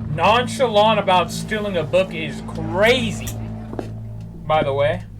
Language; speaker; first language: English; native; English